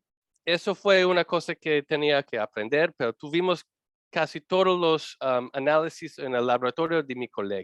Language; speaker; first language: Spanish; non-native, learner; English